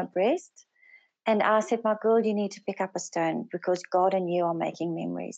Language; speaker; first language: English; non-native, local second language; Afrikaans